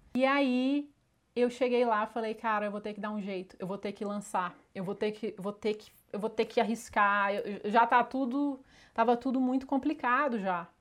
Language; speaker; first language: Portuguese; native; Portuguese